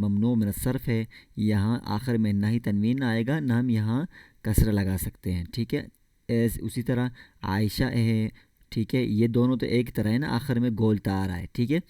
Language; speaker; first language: Urdu; native; Urdu